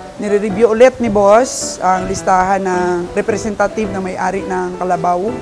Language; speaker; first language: Filipino; non-native, local second language; Cebuano